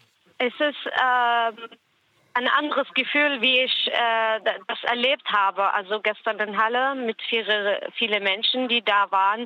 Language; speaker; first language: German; non-native, learner; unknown